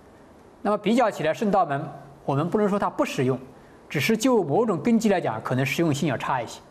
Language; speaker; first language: Chinese; native; Chinese